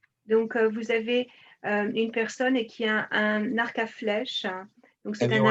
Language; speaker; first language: French; native; French